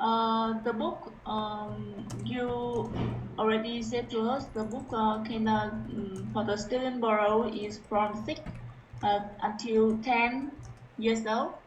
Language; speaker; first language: English; non-native, learner; Vietnamese